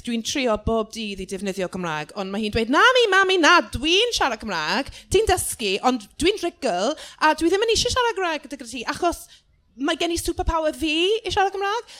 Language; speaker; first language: Welsh; non-native, learner; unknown